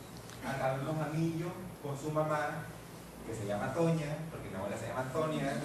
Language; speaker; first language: Spanish; native; Spanish